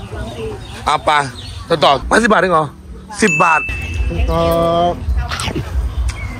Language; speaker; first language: Thai; native; Thai